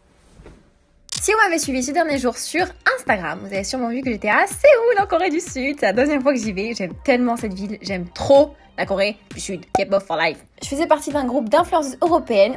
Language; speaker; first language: French; early bilingual, other home language; Arabic